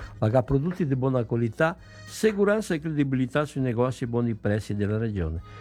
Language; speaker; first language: Italian; early bilingual, heritage; Venetian